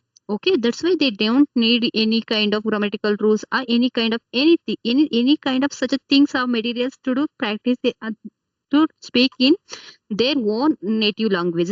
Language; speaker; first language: English; non-native, learner; Kannada